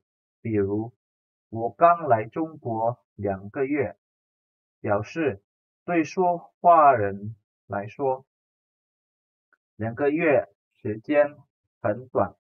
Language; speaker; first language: Chinese; non-native, fluent; Indonesian